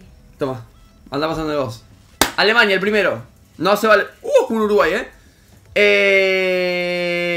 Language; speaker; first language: Spanish; native; Spanish